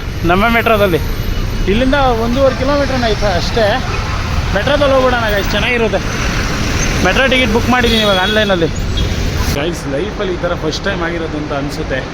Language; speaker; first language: Kannada; native; Kannada